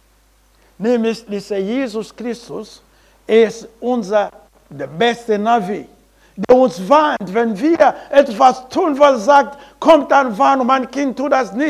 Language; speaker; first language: German; non-native, learner; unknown